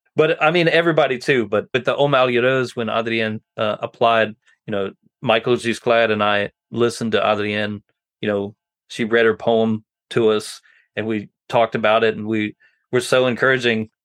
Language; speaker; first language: English; native; English